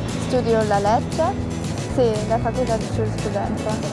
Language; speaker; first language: Italian; non-native, learner; German